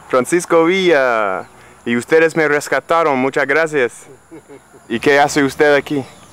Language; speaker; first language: Spanish; non-native, fluent; English